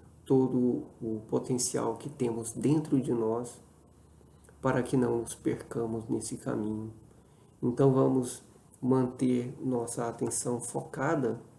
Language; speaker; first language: Portuguese; native; Portuguese